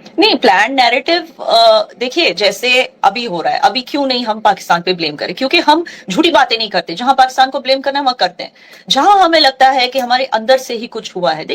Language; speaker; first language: Hindi; non-native, local second language; Kashmiri